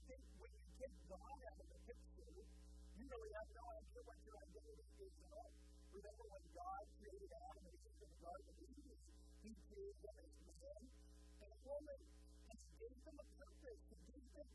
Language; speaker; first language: English; native; English